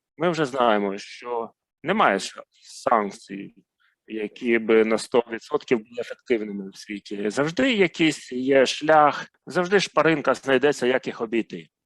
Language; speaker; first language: Ukrainian; non-native, fluent; Arabic